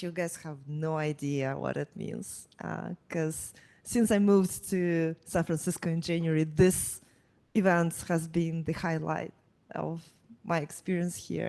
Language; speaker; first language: English; non-native, fluent; Russian